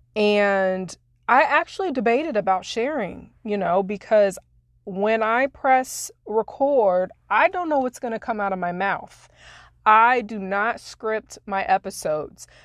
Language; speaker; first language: English; native; English